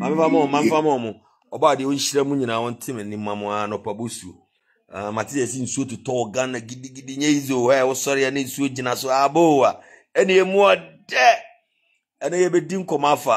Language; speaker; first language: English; non-native, local second language; Akan